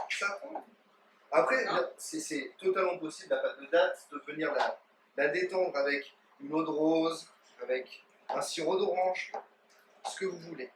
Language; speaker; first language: French; native; French